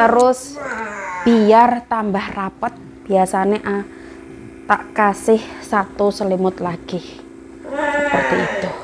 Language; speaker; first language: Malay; non-native, local second language; Javanese